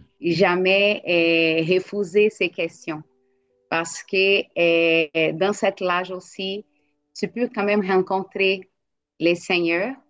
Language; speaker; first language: French; non-native, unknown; Portuguese